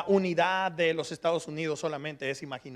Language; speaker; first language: Spanish; early bilingual, heritage; Spanish